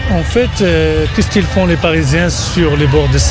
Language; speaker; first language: French; non-native, local second language; Arabic